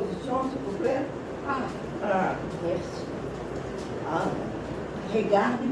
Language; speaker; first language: French; non-native, learner; Portuguese